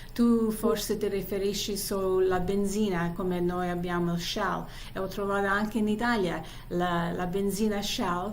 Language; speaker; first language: Italian; early bilingual, heritage; Italian